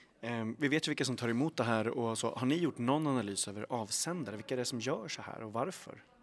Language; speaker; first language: Swedish; native; Swedish